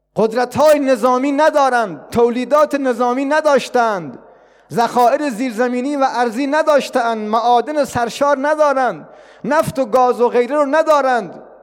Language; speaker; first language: Persian; non-native, local second language; Baluchi